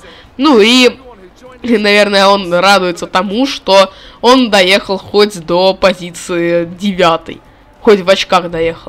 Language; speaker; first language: Russian; native; Russian